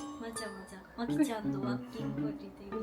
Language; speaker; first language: Korean; non-native, fluent; Japanese